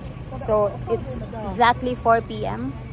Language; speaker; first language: English; non-native, local second language; Filipino